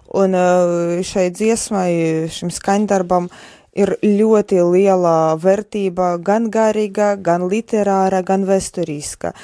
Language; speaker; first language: Latvian; non-native, fluent; Polish